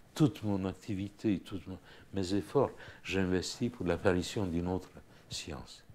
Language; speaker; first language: French; non-native, fluent; Romanian